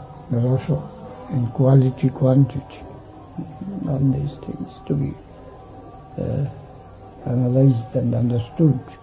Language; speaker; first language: English; non-native, local second language; Bangla